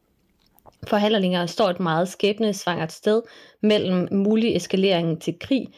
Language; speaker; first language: Danish; native; Danish